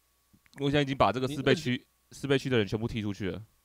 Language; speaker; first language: Chinese; native; Chinese